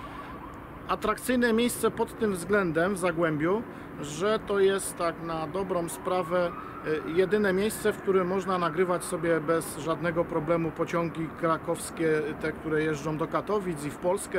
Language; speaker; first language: Polish; native; Polish